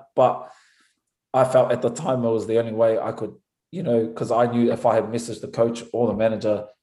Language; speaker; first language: English; native; English